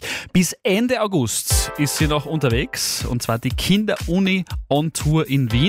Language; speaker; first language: German; native; German